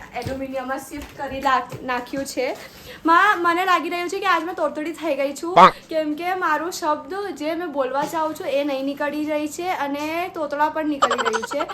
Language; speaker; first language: Gujarati; non-native, local second language; Nepali